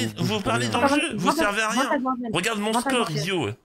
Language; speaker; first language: French; native; French